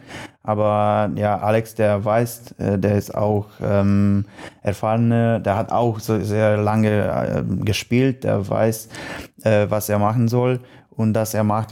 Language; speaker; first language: German; non-native, learner; Polish